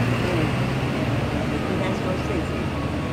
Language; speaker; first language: Chinese; non-native, local second language; Min Nan Chinese